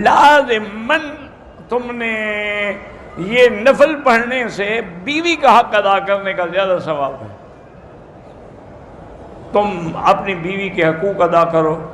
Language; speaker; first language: Urdu; native; Urdu